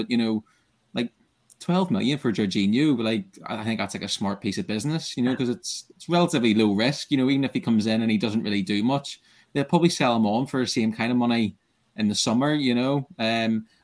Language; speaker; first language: English; native; English